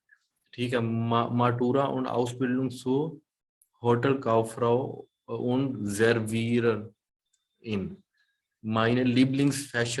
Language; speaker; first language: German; non-native, fluent; Urdu